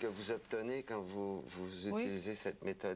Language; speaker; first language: French; native; French